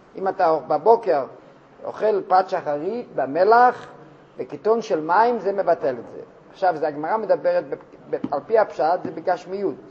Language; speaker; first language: Hebrew; non-native, fluent; Russian